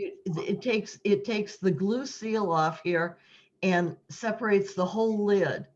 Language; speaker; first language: English; native; English